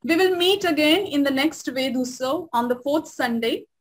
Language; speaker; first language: English; non-native, local second language; Marathi